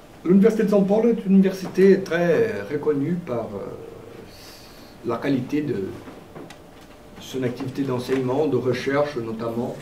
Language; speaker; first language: French; non-native, fluent; Portuguese